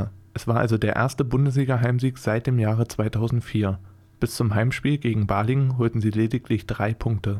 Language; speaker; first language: German; native; German